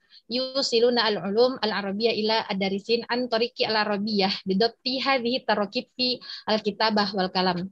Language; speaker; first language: Arabic; non-native, fluent; Indonesian